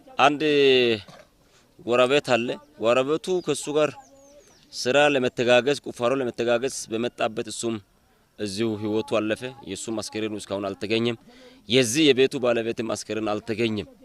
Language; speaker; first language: Amharic; non-native, local second language; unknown